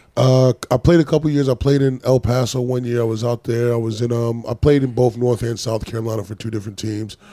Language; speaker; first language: English; native; English